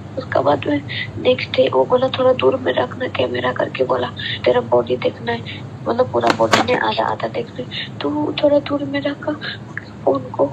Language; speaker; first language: Hindi; non-native, local second language; Santali